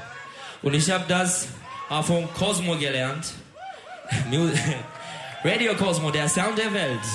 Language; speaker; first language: German; non-native, learner; Turkish